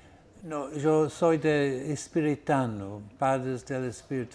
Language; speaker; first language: Spanish; non-native, fluent; Portuguese